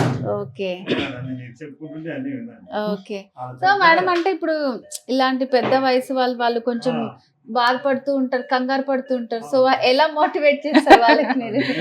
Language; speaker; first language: Telugu; native; Telugu